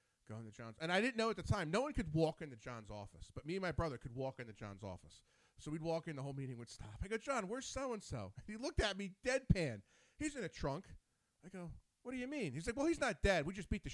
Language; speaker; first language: English; native; English